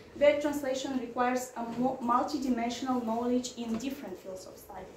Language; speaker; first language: English; non-native, fluent; Romanian